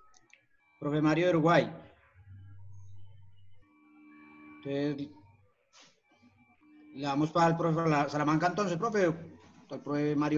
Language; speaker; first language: Spanish; native; Spanish